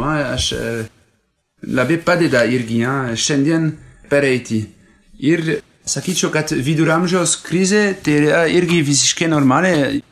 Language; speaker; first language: Lithuanian; non-native, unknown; French